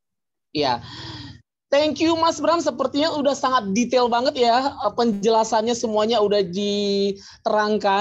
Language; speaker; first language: Indonesian; native; Indonesian